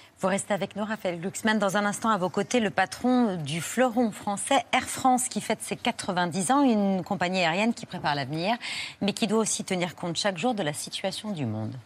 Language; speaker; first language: French; native; French